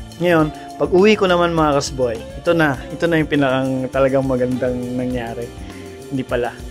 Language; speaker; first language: Filipino; native; Filipino